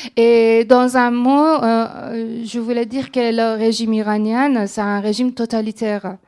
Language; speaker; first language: French; non-native, fluent; Persian